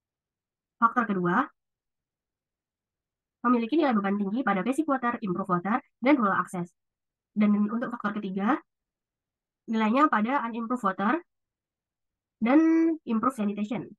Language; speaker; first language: Indonesian; native; Indonesian